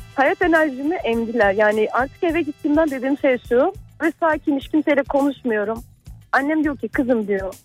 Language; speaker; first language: Turkish; native; Turkish